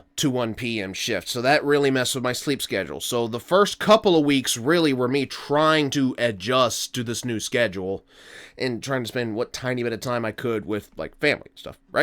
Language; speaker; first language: English; native; English